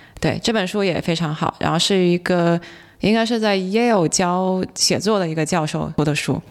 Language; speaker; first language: Chinese; non-native, local second language; Cantonese